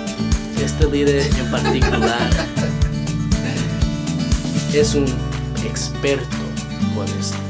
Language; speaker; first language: Spanish; non-native, learner; English